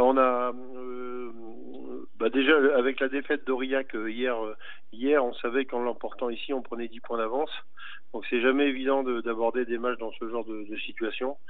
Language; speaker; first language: French; native; French